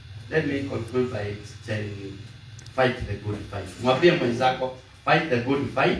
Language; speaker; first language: English; non-native, local second language; Kikuyu